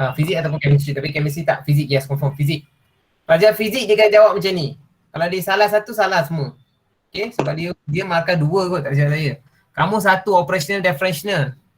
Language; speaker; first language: Malay; non-native, local second language; Tamil